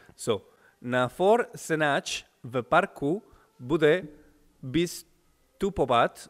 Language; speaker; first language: English; non-native, fluent; Spanish